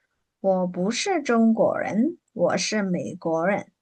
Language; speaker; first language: Chinese; non-native, fluent; Burmese